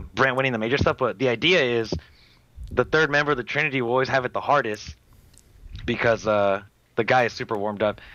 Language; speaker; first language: English; native; English